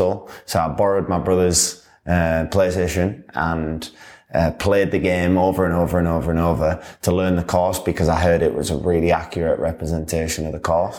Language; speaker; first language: English; native; English